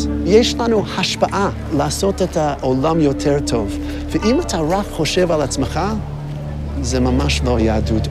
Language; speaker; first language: Hebrew; non-native, fluent; English